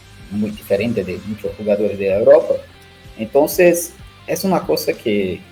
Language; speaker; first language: Spanish; non-native, learner; Portuguese